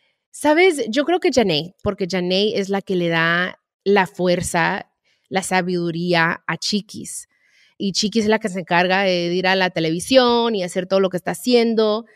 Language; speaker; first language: Spanish; early bilingual, heritage; Spanish